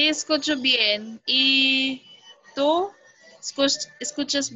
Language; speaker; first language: Spanish; non-native, learner; Filipino